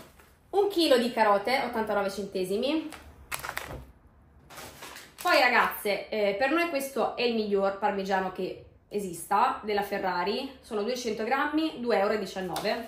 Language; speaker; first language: Italian; native; Italian